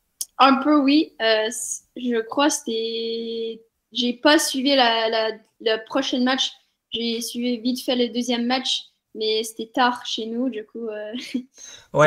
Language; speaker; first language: French; non-native, fluent; English